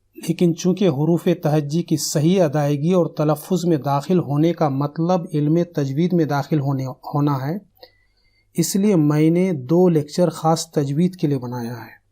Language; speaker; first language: Urdu; native; Urdu